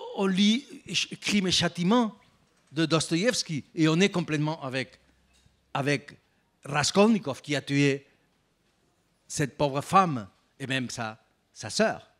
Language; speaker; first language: French; non-native, fluent; Spanish